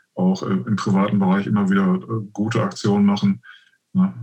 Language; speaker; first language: German; native; German